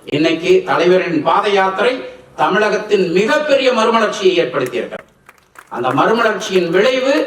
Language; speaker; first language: Tamil; non-native, local second language; Telugu